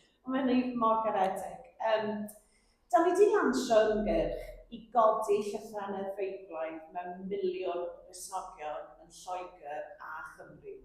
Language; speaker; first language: Welsh; native; Welsh